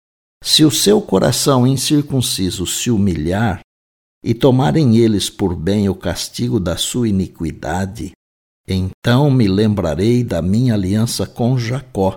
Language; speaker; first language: Portuguese; native; Portuguese